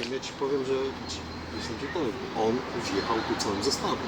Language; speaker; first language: Polish; native; Polish